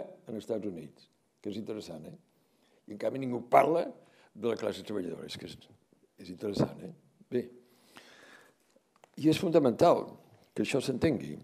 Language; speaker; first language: Catalan; native; Catalan